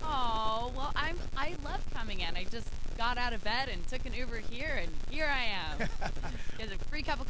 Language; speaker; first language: English; native; English